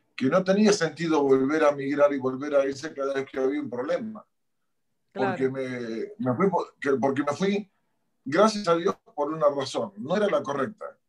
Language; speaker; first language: Spanish; native; Spanish